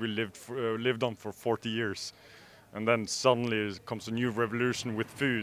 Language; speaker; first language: English; non-native, fluent; Norwegian